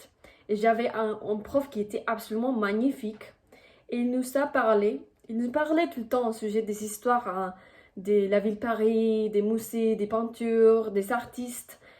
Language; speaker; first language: French; non-native, fluent; Spanish